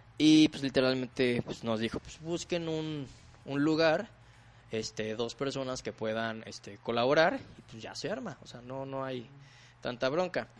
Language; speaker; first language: Spanish; native; Spanish